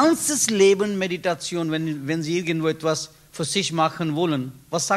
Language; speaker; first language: German; non-native, learner; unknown